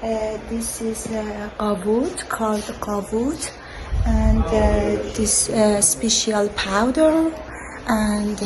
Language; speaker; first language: English; non-native, local second language; Persian